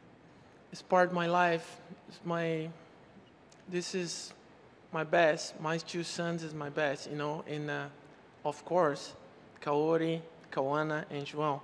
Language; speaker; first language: English; non-native, learner; Portuguese